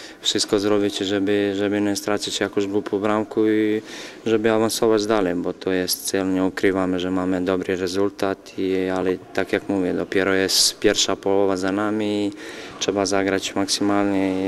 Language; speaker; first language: Polish; non-native, fluent; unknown